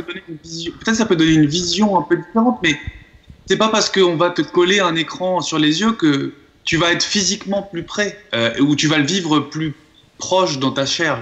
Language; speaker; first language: French; native; French